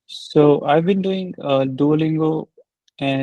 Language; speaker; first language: English; non-native, local second language; Hindi